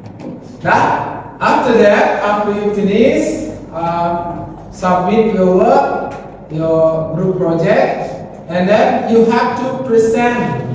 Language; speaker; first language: English; non-native, learner; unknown